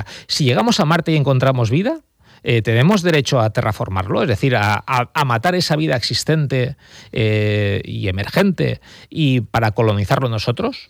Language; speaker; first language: Spanish; native; Spanish